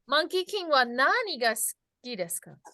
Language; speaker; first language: Japanese; non-native, fluent; English